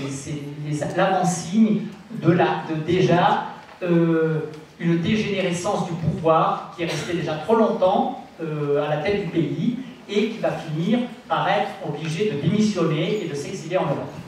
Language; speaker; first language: French; native; French